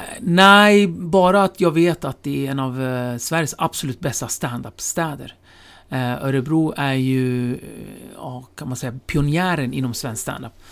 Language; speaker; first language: Swedish; early bilingual, other home language; Kurdish